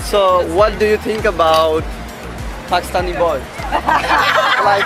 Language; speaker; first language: English; non-native, learner; Urdu